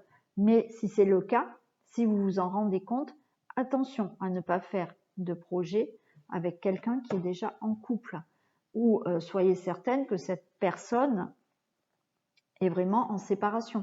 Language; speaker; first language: French; native; French